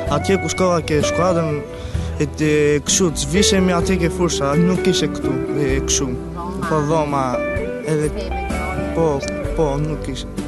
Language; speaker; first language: Albanian; early bilingual, heritage; Albanian